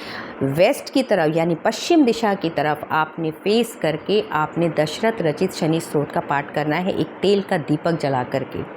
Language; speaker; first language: Hindi; native; Hindi